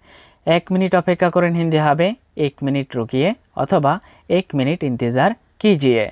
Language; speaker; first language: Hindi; non-native, fluent; Bangla